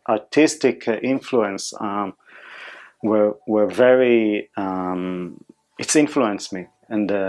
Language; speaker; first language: English; non-native, fluent; Hebrew